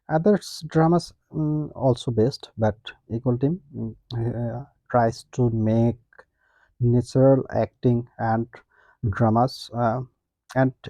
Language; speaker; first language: English; non-native, local second language; Bangla